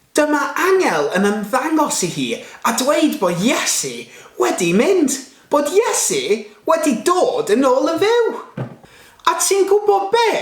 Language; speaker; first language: Welsh; non-native, local second language; English